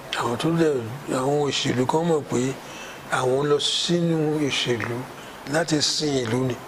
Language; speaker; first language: Yoruba; native; Yoruba